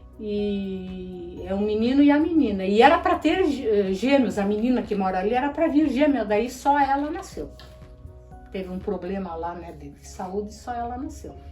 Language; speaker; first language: Portuguese; early bilingual, other home language; Polish